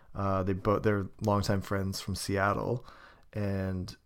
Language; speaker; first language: English; native; English